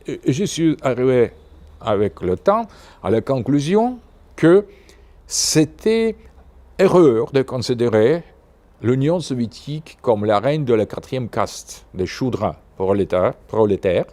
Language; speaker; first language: French; non-native, fluent; Russian